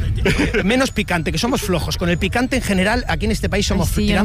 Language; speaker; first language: Spanish; native; Spanish